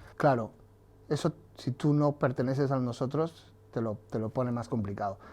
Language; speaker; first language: Spanish; native; Spanish